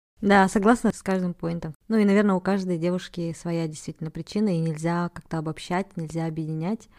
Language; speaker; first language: Russian; native; Russian